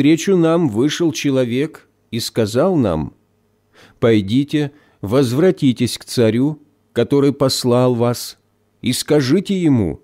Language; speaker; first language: Russian; native; Russian